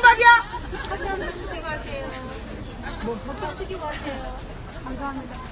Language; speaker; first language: Korean; native; Korean